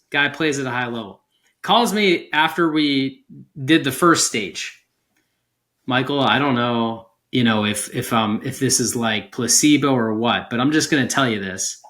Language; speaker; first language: English; native; English